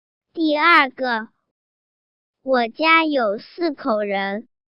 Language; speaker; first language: Chinese; non-native, learner; Swahili